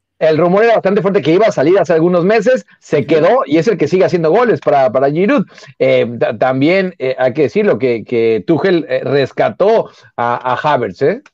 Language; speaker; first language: Spanish; native; Spanish